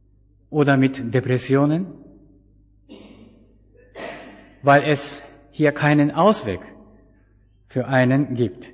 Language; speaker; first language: German; non-native, fluent; Japanese